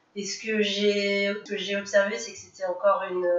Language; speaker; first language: French; native; French